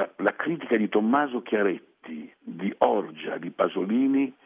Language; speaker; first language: Italian; early bilingual, other home language; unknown